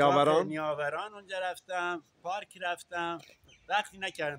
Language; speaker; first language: Persian; native; Persian